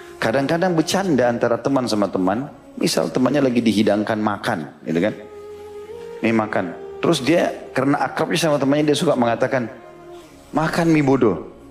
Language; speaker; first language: Indonesian; native; Indonesian